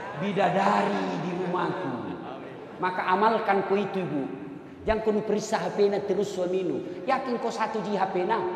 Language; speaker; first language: Indonesian; non-native, local second language; Buginese